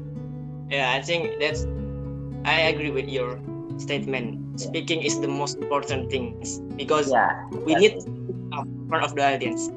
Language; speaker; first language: English; non-native, fluent; Indonesian